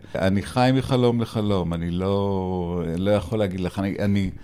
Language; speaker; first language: Hebrew; native; Hebrew